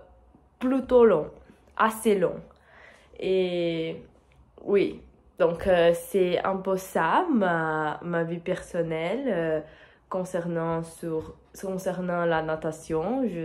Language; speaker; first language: French; non-native, fluent; Portuguese